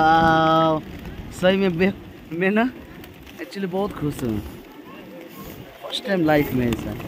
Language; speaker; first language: Hindi; non-native, local second language; Nepali